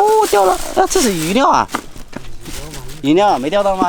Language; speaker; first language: Chinese; native; Chinese